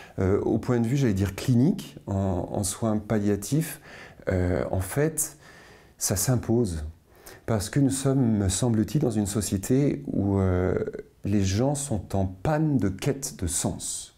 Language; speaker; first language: French; native; French